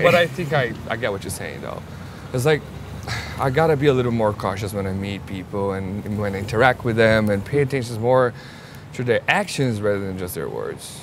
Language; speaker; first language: English; non-native, fluent; Portuguese